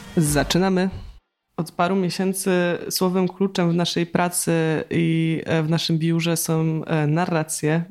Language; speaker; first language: Polish; native; Polish